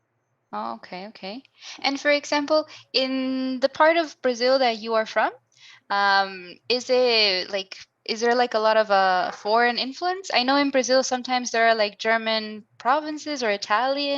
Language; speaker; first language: English; non-native, fluent; Spanish